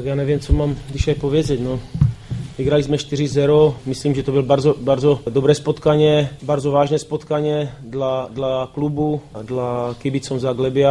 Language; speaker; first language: Polish; non-native, learner; Czech